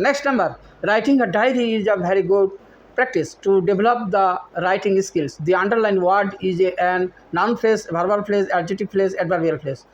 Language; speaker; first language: English; non-native, local second language; Bangla